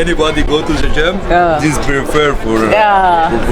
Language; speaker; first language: English; non-native, learner; Arabic